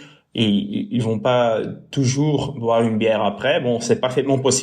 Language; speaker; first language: French; non-native, local second language; Dutch